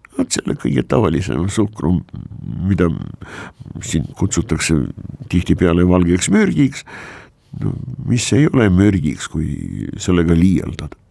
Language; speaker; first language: Estonian; non-native, local second language; Russian